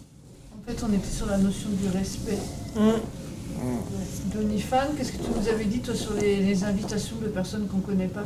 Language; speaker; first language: French; native; French